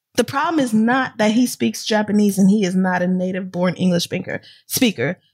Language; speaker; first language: English; native; English